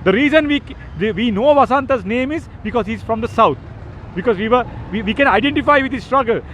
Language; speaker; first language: English; non-native, local second language; Sinhala